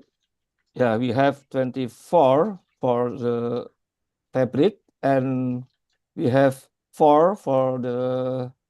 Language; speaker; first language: English; non-native, learner; Indonesian